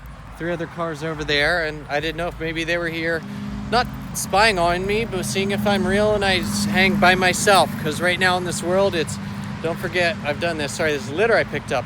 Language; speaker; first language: English; native; English